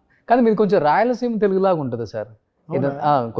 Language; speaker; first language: Telugu; native; Telugu